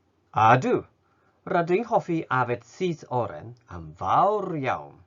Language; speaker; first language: Welsh; non-native, fluent; Japanese